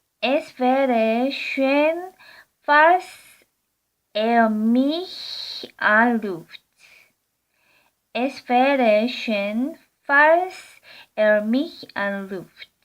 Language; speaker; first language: German; non-native, learner; Korean